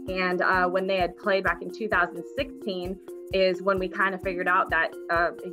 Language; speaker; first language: English; native; English